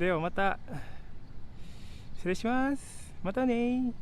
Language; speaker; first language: Japanese; non-native, fluent; Indonesian